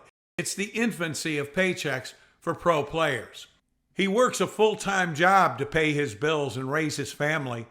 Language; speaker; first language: English; native; English